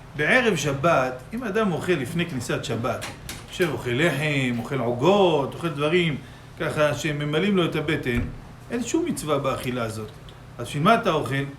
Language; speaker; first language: Hebrew; native; Hebrew